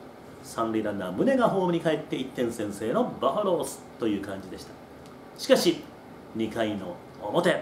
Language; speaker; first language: Japanese; native; Japanese